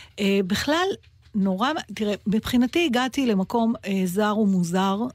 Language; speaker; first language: Hebrew; native; Hebrew